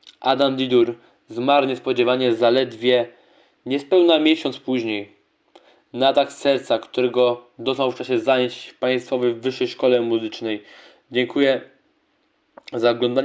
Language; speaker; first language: Polish; native; Polish